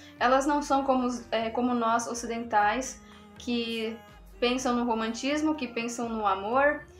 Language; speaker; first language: Portuguese; native; Portuguese